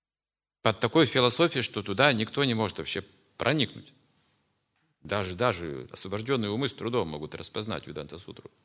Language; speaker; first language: Russian; native; Russian